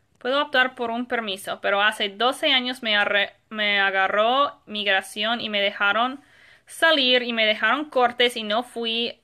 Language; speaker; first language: Spanish; non-native, fluent; English